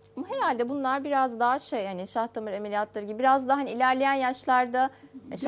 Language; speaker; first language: Turkish; native; Turkish